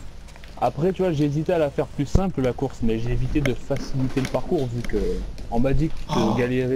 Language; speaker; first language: French; native; French